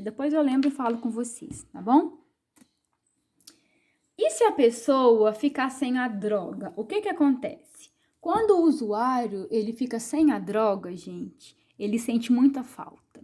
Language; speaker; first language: Portuguese; native; Portuguese